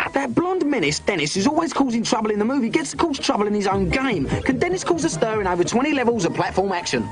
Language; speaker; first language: English; native; English